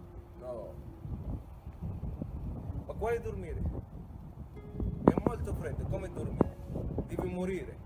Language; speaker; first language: Italian; non-native, fluent; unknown